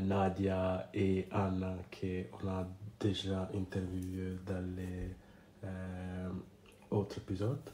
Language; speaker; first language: French; non-native, learner; English